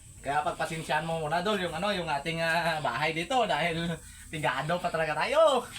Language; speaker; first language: Filipino; non-native, local second language; Hiligaynon